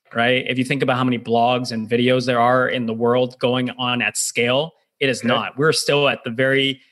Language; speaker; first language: English; native; English